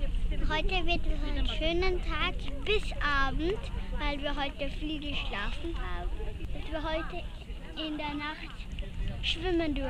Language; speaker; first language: German; early bilingual, other home language; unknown